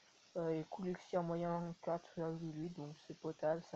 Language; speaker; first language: French; native; French